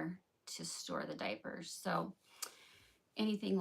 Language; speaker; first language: English; native; English